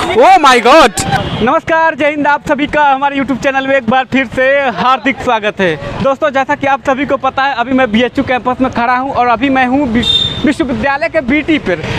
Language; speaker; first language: Hindi; native; Hindi